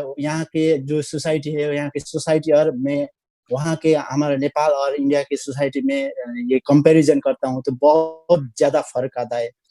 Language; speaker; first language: Hindi; non-native, learner; Nepali